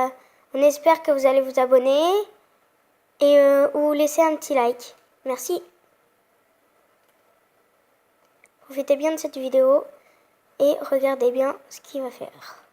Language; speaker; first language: French; native; French